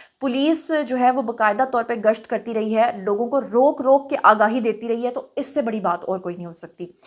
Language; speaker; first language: Urdu; non-native, local second language; Punjabi